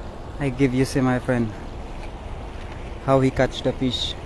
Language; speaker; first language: English; non-native, learner; Filipino